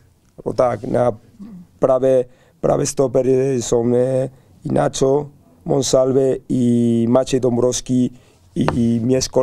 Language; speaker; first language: Polish; non-native, learner; Spanish